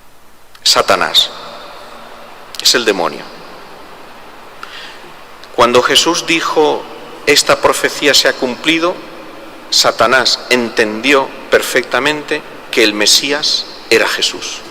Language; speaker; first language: Spanish; native; Spanish